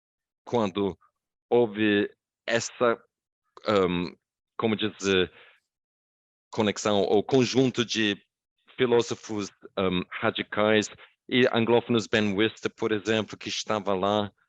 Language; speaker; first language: Portuguese; non-native, fluent; English